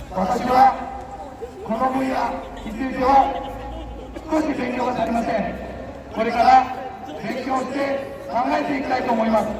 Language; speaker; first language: Japanese; non-native, fluent; Marathi